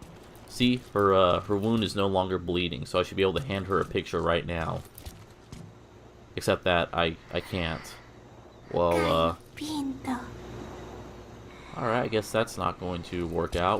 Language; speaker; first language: English; native; English